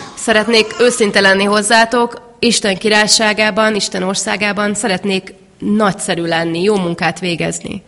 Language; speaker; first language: Hungarian; native; Hungarian